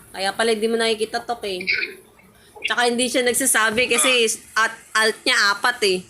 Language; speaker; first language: Filipino; native; Filipino